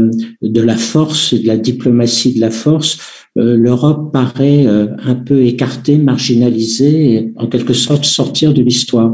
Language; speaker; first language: French; native; French